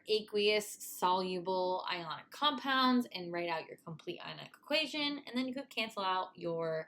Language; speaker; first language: English; native; English